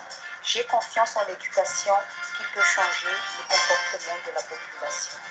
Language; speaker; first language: French; non-native, local second language; Malagasy